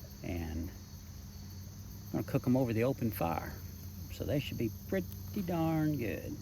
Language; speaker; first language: English; native; English